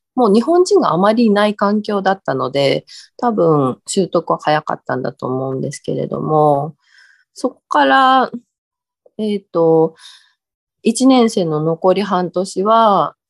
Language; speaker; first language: Japanese; native; Japanese